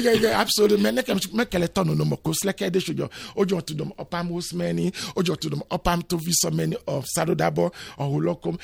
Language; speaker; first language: Hungarian; non-native, fluent; Yoruba